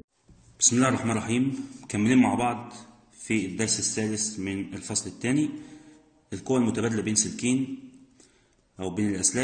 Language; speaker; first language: Arabic; native; Arabic